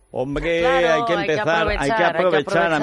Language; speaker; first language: Spanish; native; Spanish